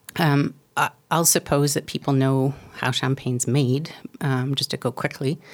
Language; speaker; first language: English; native; English